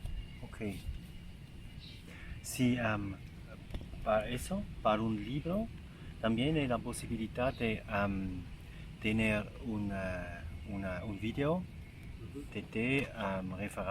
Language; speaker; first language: Spanish; non-native, learner; German